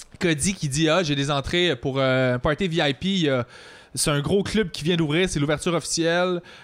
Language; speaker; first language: French; native; French